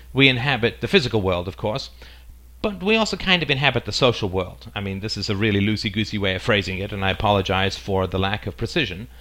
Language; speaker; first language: English; native; English